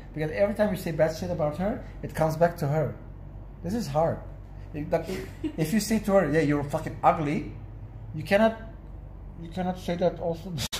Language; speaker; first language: English; non-native, fluent; Dutch